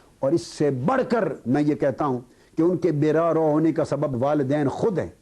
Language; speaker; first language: Urdu; native; Urdu